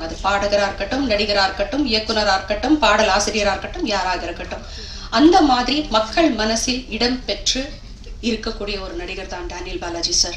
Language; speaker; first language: Tamil; native; Tamil